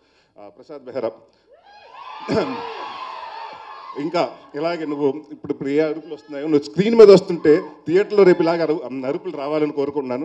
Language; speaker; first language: Telugu; native; Telugu